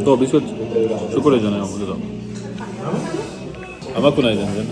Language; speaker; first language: Japanese; non-native, fluent; French